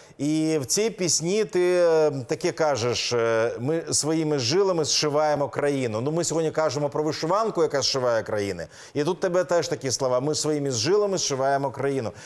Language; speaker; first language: Ukrainian; native; Ukrainian